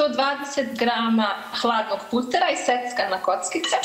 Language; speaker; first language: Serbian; early bilingual, heritage; Serbian